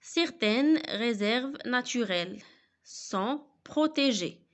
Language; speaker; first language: French; non-native, local second language; Arabic